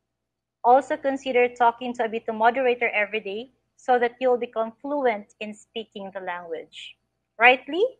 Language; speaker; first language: English; non-native, fluent; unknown